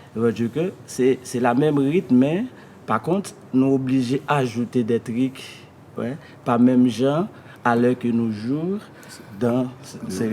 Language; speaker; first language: French; non-native, learner; Haitian Creole